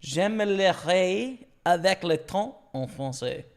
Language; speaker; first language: French; non-native, learner; English